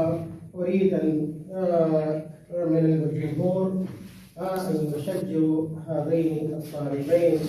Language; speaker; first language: Arabic; non-native, fluent; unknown